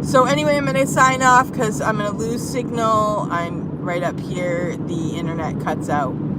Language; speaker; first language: English; native; English